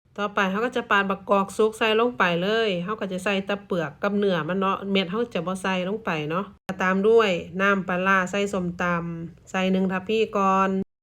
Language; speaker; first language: Thai; native; Thai